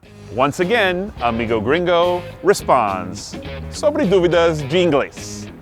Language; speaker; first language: Portuguese; non-native, fluent; English